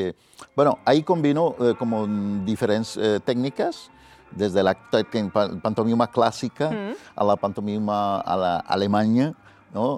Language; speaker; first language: Catalan; non-native, fluent; Spanish